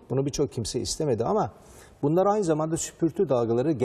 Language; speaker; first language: Turkish; native; Turkish